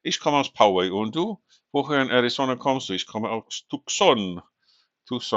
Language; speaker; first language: German; non-native, fluent; English